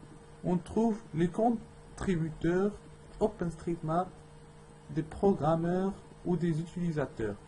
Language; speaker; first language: French; non-native, learner; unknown